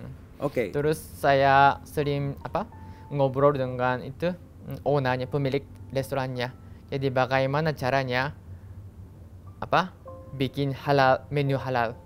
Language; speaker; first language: Indonesian; non-native, learner; Japanese